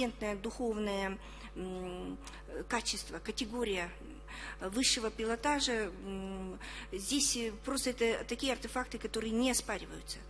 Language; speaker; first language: Russian; native; Russian